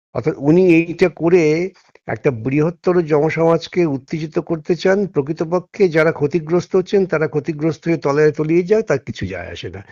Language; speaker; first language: Bangla; native; Bangla